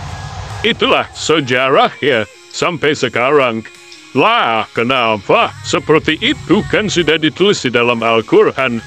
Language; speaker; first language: Indonesian; native; Indonesian